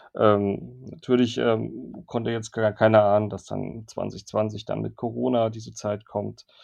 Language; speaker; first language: German; native; German